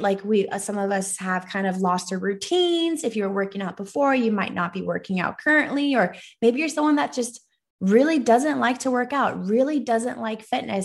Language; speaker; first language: English; native; English